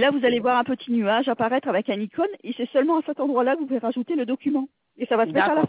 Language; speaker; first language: French; native; French